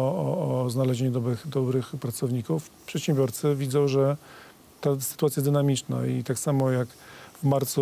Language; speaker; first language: Polish; native; Polish